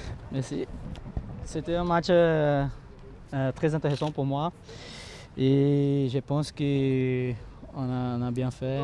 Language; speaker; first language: French; non-native, learner; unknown